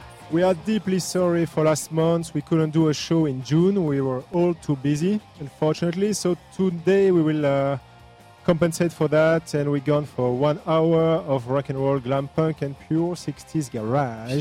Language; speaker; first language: English; non-native, fluent; French